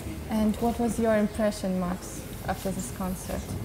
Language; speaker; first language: English; non-native, fluent; Ukrainian